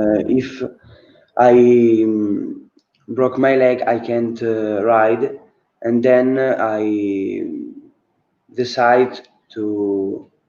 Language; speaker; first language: English; non-native, learner; Italian